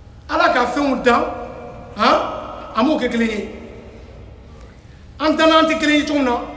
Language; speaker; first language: French; non-native, local second language; Bambara